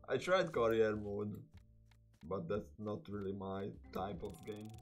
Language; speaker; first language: English; non-native, learner; Hungarian